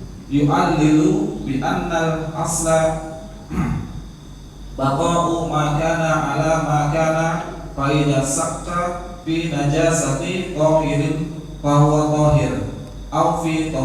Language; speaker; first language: Arabic; non-native, learner; Indonesian